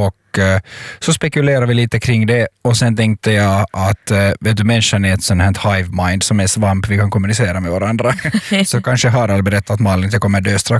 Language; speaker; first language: Swedish; native; Swedish